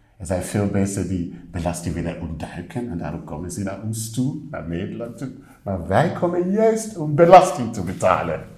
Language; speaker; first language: Dutch; non-native, fluent; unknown